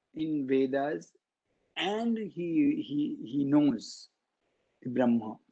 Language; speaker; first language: English; non-native, local second language; Marathi